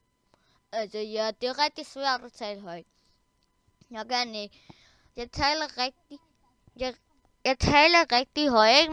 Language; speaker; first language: Danish; early bilingual, other home language; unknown